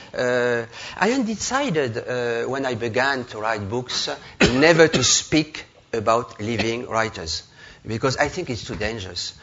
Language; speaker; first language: English; non-native, learner; French